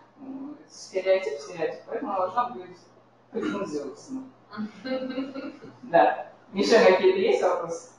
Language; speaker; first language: Russian; native; Russian